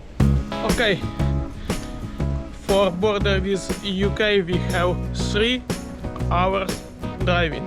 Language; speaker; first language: English; non-native, learner; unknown